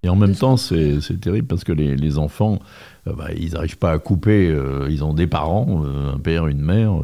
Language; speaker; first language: French; native; French